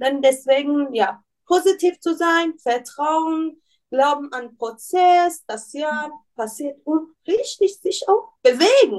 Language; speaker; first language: German; non-native, learner; Persian